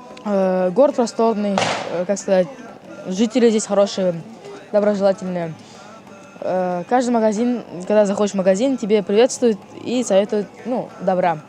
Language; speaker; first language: Russian; non-native, local second language; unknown